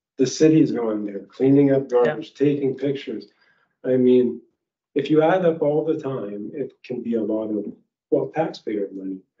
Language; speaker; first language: English; native; English